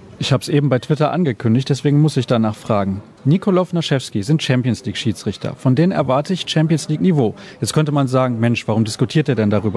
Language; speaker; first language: German; native; German